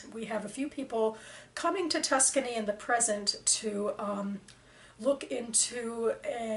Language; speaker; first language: English; native; English